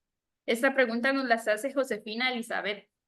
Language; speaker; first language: Spanish; native; Spanish